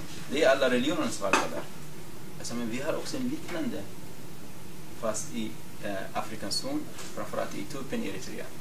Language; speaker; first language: Swedish; non-native, fluent; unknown